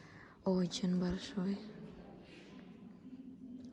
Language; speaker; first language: Russian; non-native, learner; Indonesian